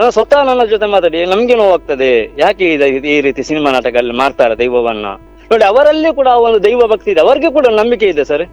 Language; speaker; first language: Kannada; non-native, local second language; Tulu